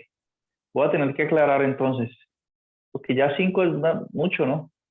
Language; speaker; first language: Spanish; native; Spanish